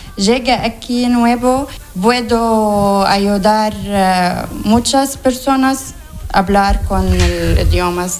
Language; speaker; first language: Spanish; non-native, learner; Arabic